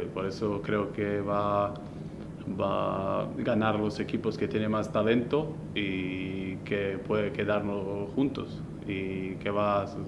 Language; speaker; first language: Spanish; non-native, fluent; Slovenian